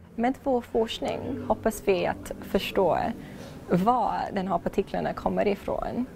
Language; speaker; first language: Swedish; non-native, fluent; English